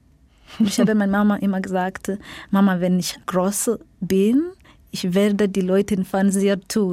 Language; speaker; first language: German; non-native, fluent; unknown